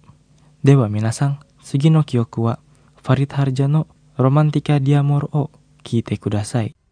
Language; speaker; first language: Japanese; non-native, fluent; Indonesian